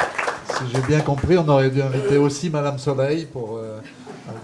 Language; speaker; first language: French; native; French